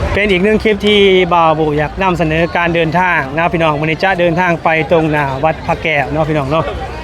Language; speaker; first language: Thai; native; Thai